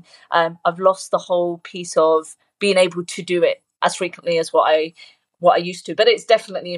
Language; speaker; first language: English; early bilingual, other home language; Punjabi